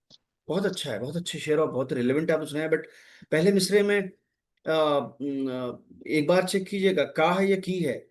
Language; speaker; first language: Hindi; native; Hindi